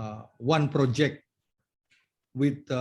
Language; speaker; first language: English; non-native, learner; Indonesian